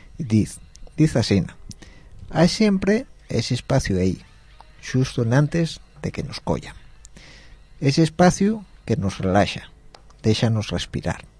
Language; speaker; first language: Spanish; native; Spanish